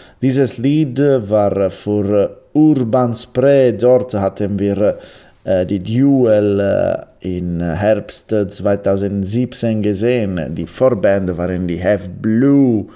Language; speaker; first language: German; non-native, learner; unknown